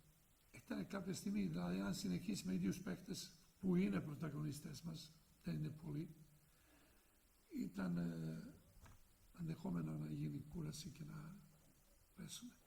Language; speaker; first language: Greek; non-native, fluent; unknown